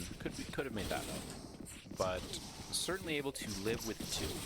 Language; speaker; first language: English; native; English